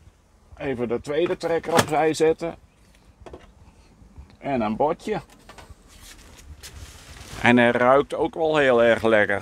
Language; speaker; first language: Dutch; native; Dutch